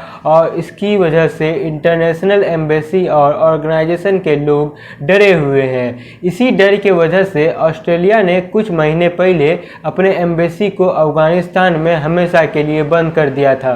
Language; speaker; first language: Hindi; native; Hindi